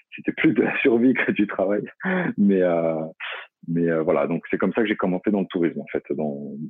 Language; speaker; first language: French; native; French